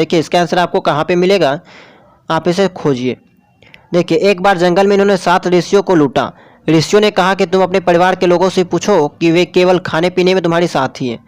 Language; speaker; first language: Hindi; native; Hindi